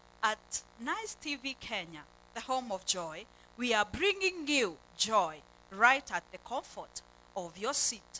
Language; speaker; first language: English; non-native, local second language; Swahili